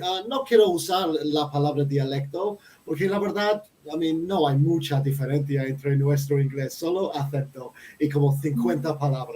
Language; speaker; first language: Spanish; non-native, fluent; English